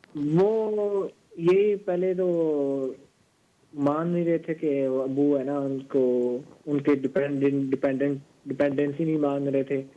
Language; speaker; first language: Urdu; non-native, local second language; Punjabi